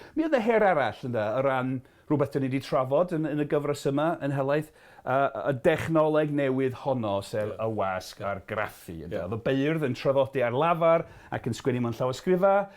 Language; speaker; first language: Welsh; non-native, fluent; English